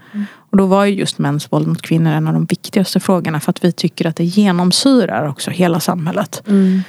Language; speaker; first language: Swedish; early bilingual, other home language; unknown